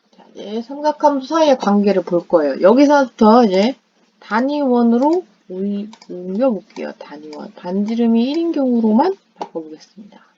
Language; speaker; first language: Korean; non-native, fluent; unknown